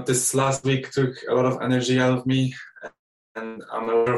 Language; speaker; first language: English; non-native, fluent; Polish